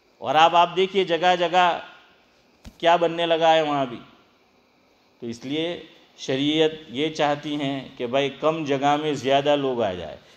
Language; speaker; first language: Urdu; non-native, local second language; Gujarati